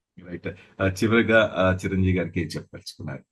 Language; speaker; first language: Telugu; native; Telugu